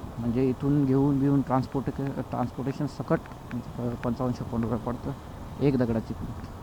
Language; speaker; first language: Marathi; non-native, local second language; Lambadi